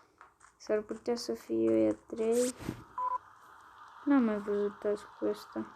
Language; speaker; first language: Romanian; native; Romanian